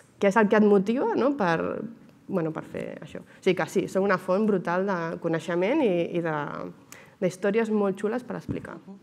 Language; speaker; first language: Catalan; native; Catalan